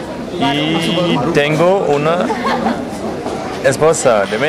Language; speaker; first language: Spanish; non-native, learner; German